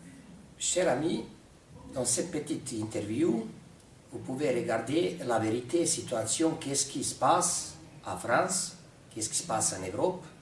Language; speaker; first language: French; non-native, fluent; Serbian